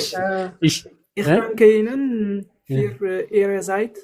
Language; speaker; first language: German; non-native, learner; Amharic